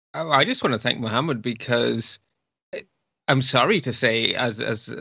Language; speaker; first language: English; non-native, fluent; Dutch